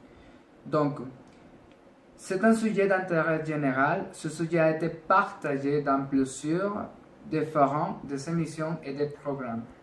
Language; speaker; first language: French; non-native, learner; Spanish